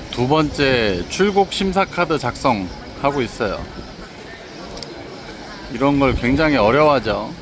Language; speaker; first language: Korean; native; Korean